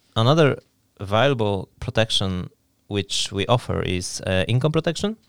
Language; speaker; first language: English; non-native, fluent; Polish